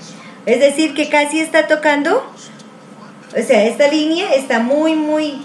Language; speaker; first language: Spanish; native; Spanish